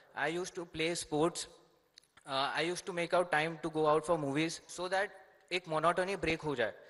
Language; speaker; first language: Hindi; native; Hindi